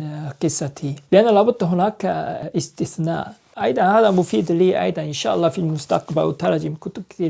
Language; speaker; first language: Arabic; non-native, learner; Korean